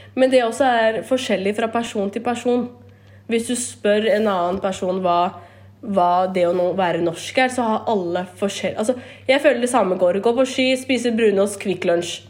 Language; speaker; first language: Norwegian; early bilingual, other home language; Kurdish